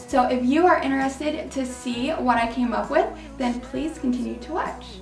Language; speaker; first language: English; native; English